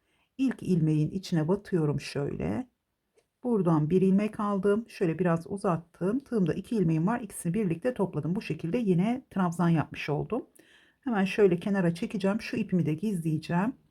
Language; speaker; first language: Turkish; native; Turkish